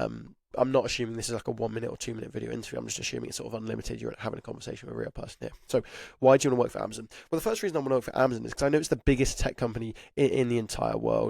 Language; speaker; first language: English; native; English